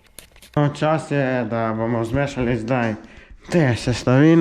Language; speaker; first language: Slovenian; early bilingual, other home language; Polish